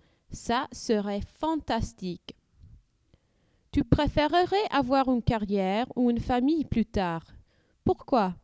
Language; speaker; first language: French; non-native, learner; English